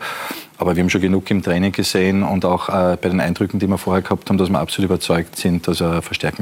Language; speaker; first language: German; native; German